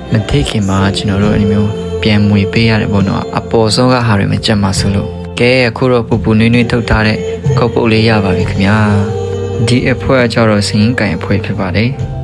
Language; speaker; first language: Burmese; non-native, local second language; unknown